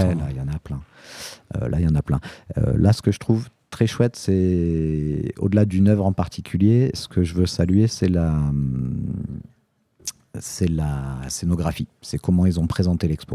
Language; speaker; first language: French; native; French